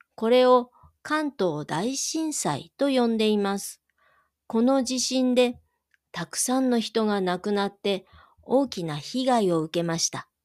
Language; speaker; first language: Japanese; native; Japanese